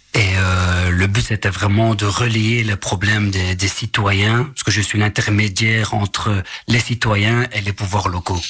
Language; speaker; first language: French; native; French